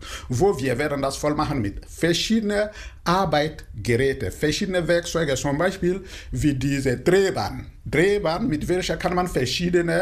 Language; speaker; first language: German; non-native, fluent; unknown